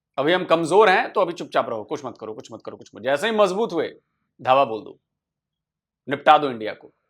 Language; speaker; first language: Hindi; native; Hindi